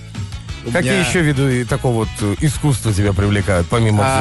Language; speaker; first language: Russian; native; Russian